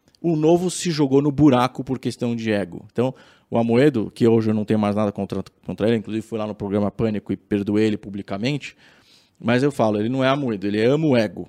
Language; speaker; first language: Portuguese; native; Portuguese